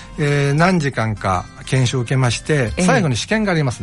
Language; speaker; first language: Japanese; native; Japanese